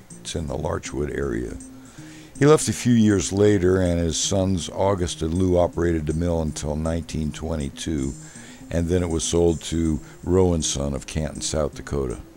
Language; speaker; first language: English; native; English